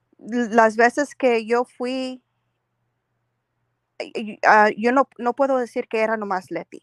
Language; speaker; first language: Spanish; early bilingual, heritage; Spanish